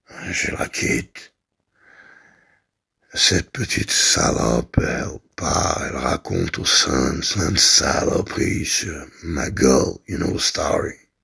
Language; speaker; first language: French; native; French